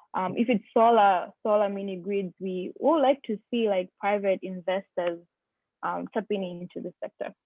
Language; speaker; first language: English; non-native, local second language; Swahili